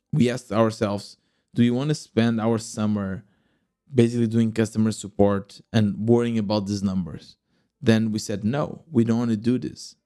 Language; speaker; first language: English; non-native, fluent; Portuguese